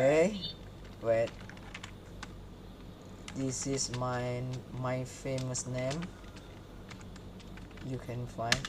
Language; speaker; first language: English; non-native, learner; Hakka Chinese